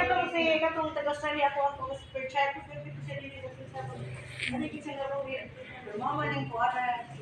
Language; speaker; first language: Filipino; non-native, local second language; Cebuano